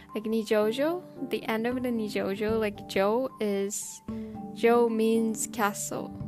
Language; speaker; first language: English; non-native, learner; Japanese